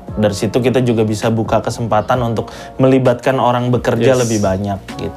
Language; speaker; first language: Indonesian; native; Indonesian